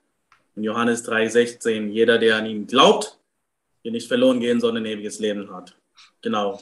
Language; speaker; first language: German; non-native, fluent; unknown